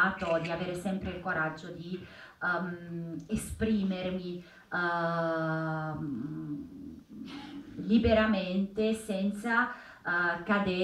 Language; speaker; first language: Italian; non-native, fluent; Arabic